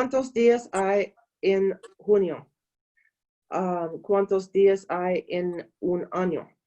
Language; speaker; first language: Spanish; non-native, learner; English